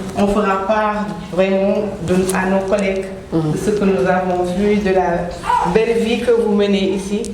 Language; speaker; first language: French; non-native, local second language; Wolof